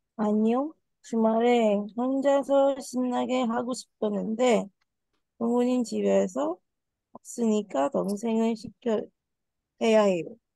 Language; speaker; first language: Korean; non-native, learner; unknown